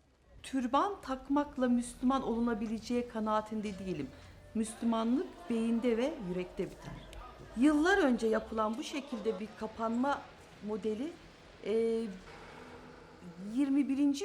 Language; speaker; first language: Turkish; native; Turkish